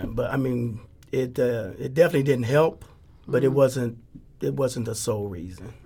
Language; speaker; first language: English; native; English